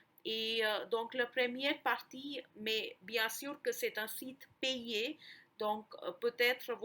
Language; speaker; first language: French; non-native, fluent; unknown